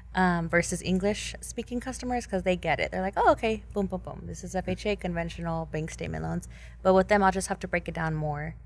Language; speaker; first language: English; early bilingual, other home language; Spanish